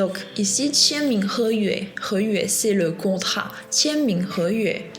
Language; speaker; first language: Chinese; non-native, fluent; French